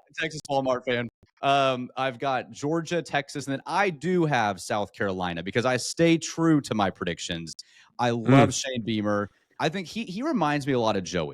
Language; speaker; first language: English; native; English